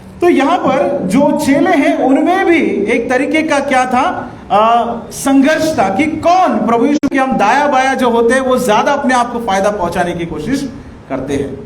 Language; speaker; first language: Hindi; non-native, local second language; Marathi